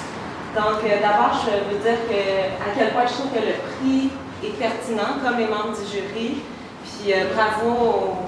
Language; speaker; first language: French; native; French